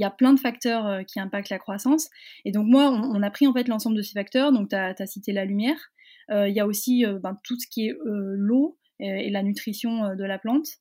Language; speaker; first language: French; native; French